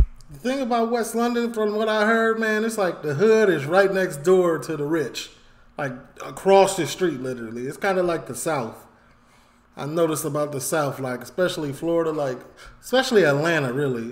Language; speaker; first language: English; native; English